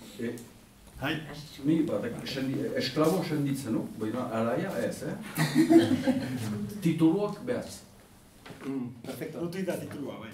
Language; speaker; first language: Basque; native; Basque